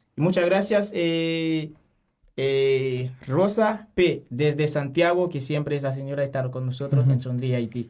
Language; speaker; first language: Spanish; non-native, learner; Haitian Creole